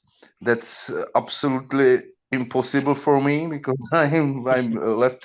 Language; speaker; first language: English; non-native, learner; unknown